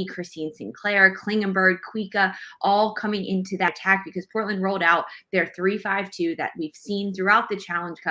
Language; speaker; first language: English; native; English